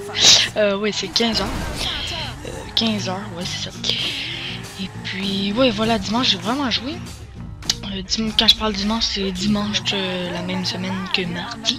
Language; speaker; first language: French; native; French